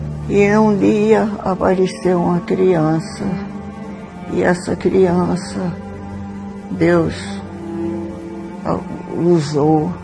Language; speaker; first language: Portuguese; early bilingual, other home language; Swedish